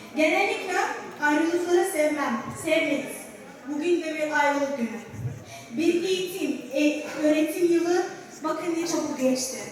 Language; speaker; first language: Turkish; non-native, learner; Arabic